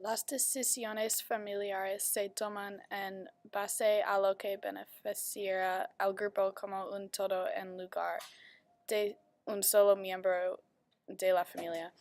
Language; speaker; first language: Spanish; non-native, learner; English